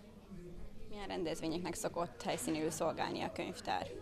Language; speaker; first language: Hungarian; native; Hungarian